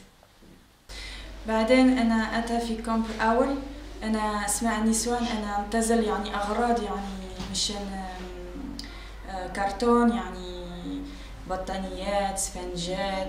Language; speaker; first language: Arabic; non-native, learner; French